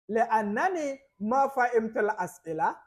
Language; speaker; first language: Arabic; non-native, fluent; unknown